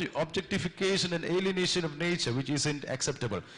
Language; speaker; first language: English; non-native, local second language; Malayalam